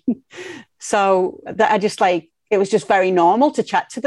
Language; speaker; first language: English; native; English